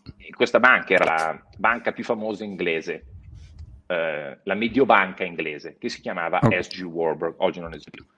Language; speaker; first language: Italian; native; Italian